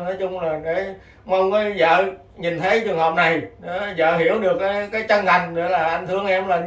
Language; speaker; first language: Vietnamese; native; Vietnamese